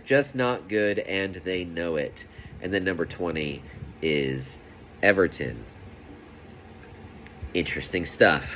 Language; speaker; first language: English; native; English